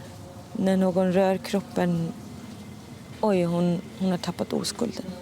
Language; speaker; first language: Swedish; early bilingual, other home language; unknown